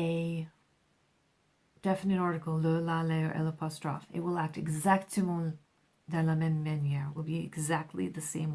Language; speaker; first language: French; non-native, fluent; English